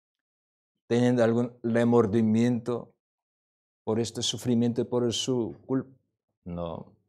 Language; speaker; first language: Spanish; non-native, learner; Korean